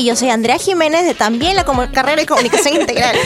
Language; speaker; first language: Spanish; native; Spanish